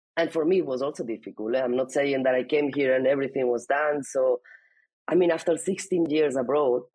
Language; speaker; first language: English; non-native, fluent; Spanish